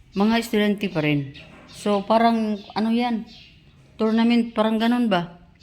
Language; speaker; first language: Filipino; non-native, local second language; Cebuano